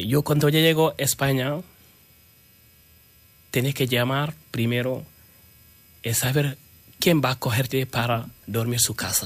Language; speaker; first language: Spanish; non-native, learner; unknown